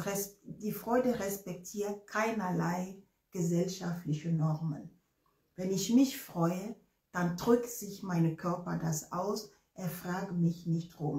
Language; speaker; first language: German; non-native, fluent; Ewe